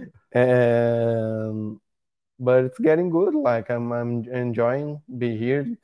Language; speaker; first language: English; non-native, learner; Portuguese